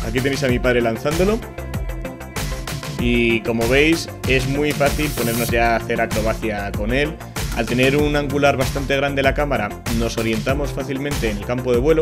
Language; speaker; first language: Spanish; native; Spanish